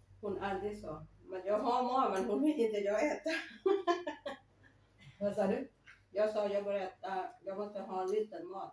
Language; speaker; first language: Swedish; non-native, learner; Thai